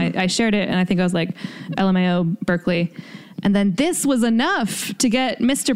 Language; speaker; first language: English; native; English